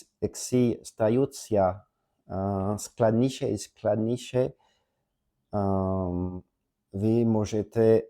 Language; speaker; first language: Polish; non-native, learner; French